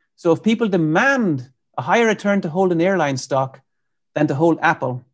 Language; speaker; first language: English; native; English